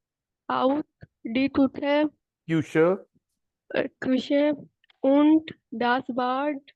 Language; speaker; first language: German; non-native, learner; Hindi